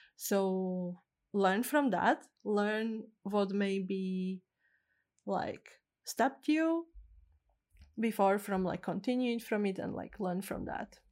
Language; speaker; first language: English; non-native, fluent; Czech